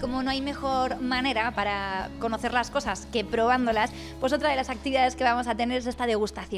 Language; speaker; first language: Spanish; native; Spanish